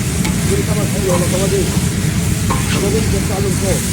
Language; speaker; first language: Arabic; native; Arabic